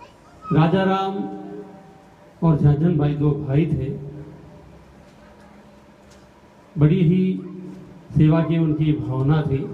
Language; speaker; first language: Hindi; non-native, local second language; Gujarati